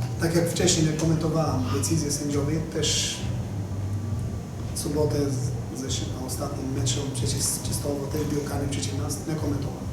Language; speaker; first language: Polish; non-native, fluent; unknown